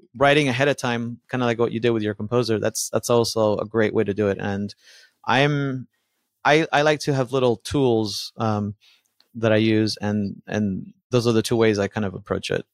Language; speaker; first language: English; early bilingual, other home language; Spanish